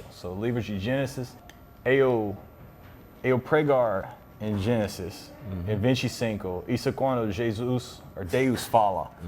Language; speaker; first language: Portuguese; non-native, learner; English